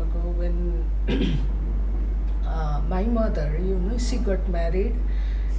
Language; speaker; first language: English; non-native, local second language; Nepali